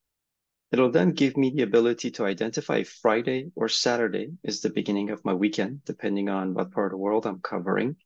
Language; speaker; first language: English; native; English